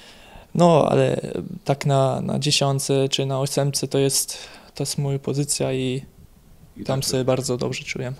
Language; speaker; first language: Polish; early bilingual, heritage; Polish